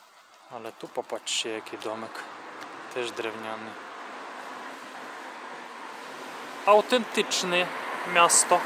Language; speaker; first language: Polish; non-native, fluent; Russian